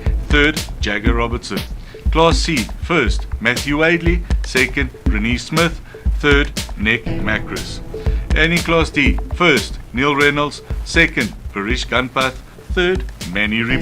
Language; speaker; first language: English; native; English